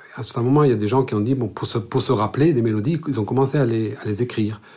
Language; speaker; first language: French; non-native, local second language; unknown